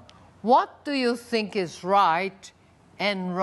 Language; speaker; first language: English; non-native, fluent; Portuguese